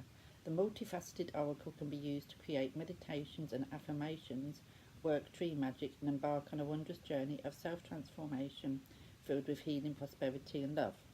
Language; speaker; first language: English; native; English